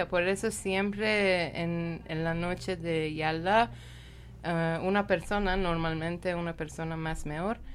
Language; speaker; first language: Spanish; non-native, learner; Persian